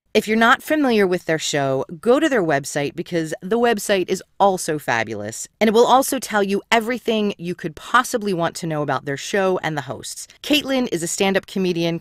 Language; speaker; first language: English; native; English